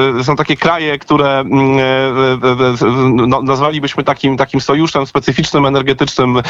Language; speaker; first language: Polish; native; Polish